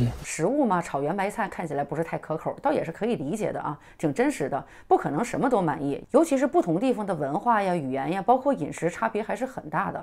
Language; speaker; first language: Chinese; native; Chinese